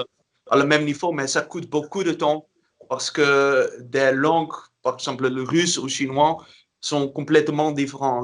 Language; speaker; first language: French; non-native, learner; Dutch